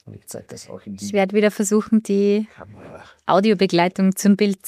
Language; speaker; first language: German; native; German